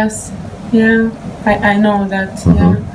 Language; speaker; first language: English; non-native, learner; Hebrew